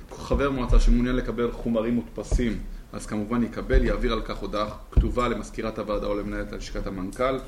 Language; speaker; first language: Hebrew; native; Hebrew